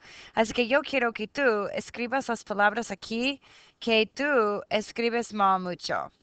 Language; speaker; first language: Spanish; non-native, fluent; English